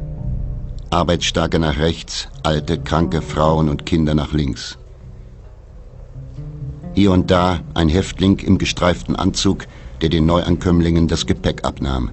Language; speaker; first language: German; native; German